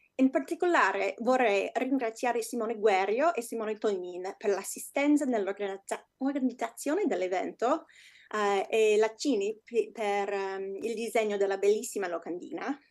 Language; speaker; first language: Italian; non-native, fluent; English